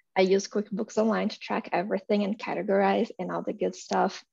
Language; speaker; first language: English; non-native, fluent; Portuguese